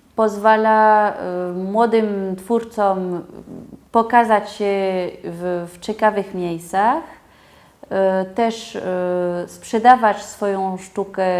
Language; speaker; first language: Polish; non-native, fluent; French